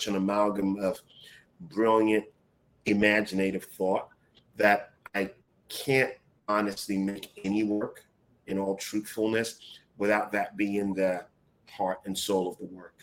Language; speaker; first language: English; non-native, local second language; Akan